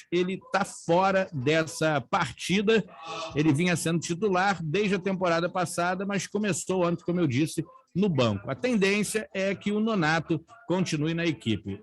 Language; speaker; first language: Portuguese; native; Portuguese